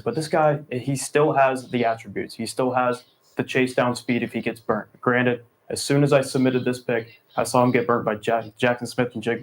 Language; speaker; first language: English; native; English